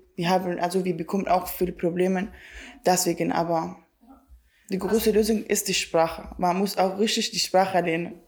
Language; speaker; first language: German; non-native, learner; Kurdish